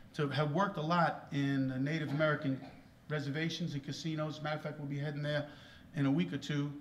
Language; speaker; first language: English; native; English